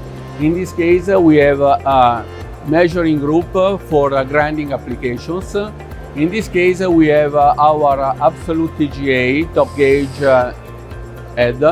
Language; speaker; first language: English; non-native, fluent; Italian